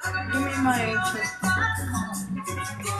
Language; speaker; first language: English; non-native, fluent; Spanish